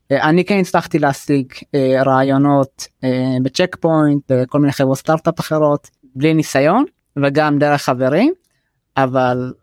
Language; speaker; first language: Hebrew; early bilingual, other home language; Amharic